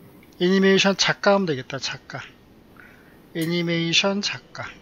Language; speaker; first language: Korean; native; Korean